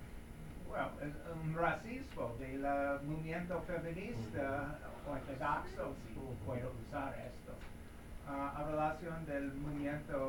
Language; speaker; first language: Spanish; non-native, learner; English